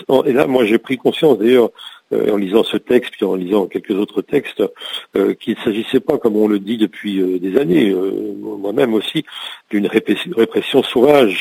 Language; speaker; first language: French; native; French